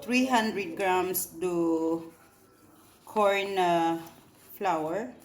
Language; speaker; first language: English; non-native, local second language; Cebuano